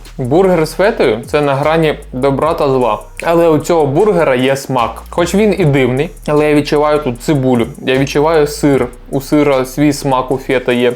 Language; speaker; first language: Ukrainian; non-native, local second language; Russian